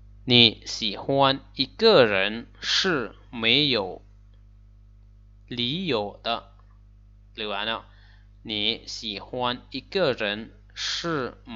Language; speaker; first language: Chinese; non-native, fluent; Lao